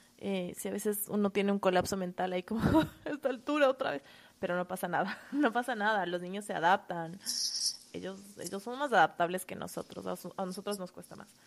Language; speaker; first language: Spanish; native; Spanish